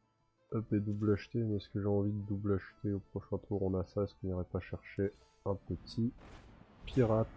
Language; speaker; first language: French; native; French